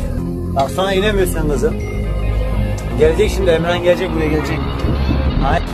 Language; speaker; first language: Turkish; native; Turkish